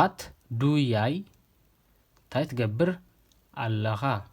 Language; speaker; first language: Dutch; non-native, fluent; Tigrinya